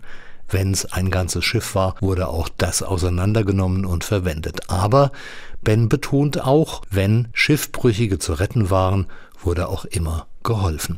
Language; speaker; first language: German; native; German